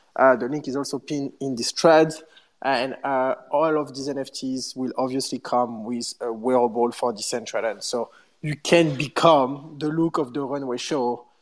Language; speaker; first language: English; non-native, fluent; French